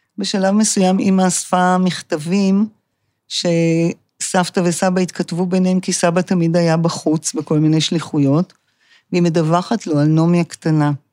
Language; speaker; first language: Hebrew; native; Hebrew